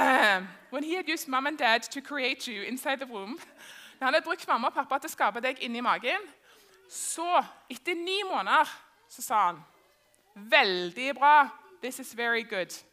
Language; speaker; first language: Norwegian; non-native, learner; English